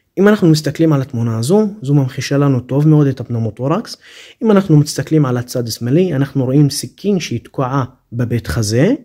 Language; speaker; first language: Hebrew; non-native, local second language; Arabic